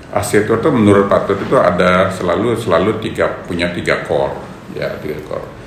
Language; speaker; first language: Indonesian; native; Indonesian